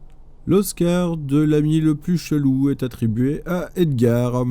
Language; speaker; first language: French; native; French